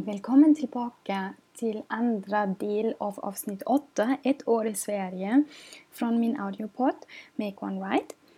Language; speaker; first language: Swedish; non-native, learner; German